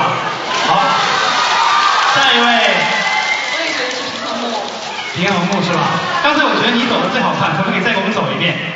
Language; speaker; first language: Chinese; native; Chinese